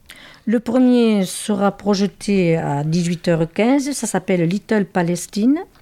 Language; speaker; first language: French; native; French